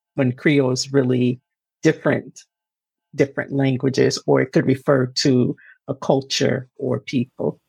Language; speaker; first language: English; native; English